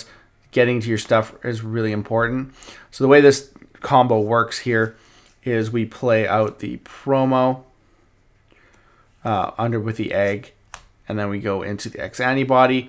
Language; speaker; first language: English; native; English